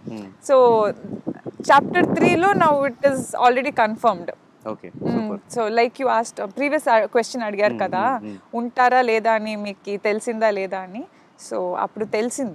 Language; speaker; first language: Telugu; non-native, local second language; Kannada